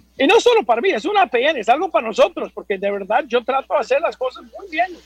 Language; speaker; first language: Spanish; non-native, fluent; English